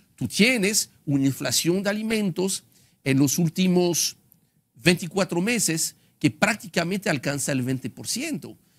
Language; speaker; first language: Spanish; non-native, fluent; French